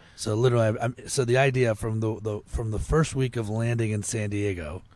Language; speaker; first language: English; native; English